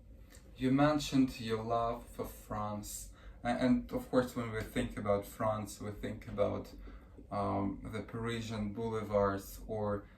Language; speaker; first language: English; early bilingual, other home language; Russian